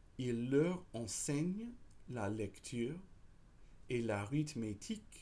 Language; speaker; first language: French; non-native, fluent; English